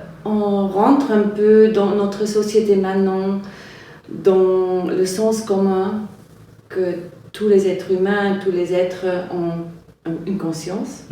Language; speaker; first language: French; non-native, fluent; German